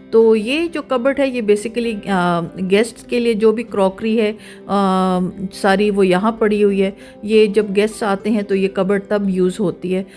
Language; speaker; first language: Urdu; native; Urdu